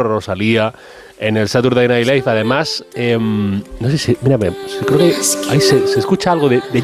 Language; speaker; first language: Spanish; native; Spanish